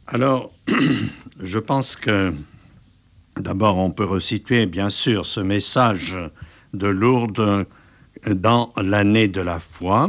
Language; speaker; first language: French; native; French